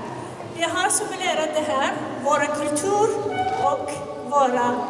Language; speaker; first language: Swedish; non-native, fluent; Assyrian Neo-Aramaic